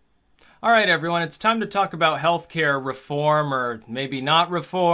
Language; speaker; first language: English; native; English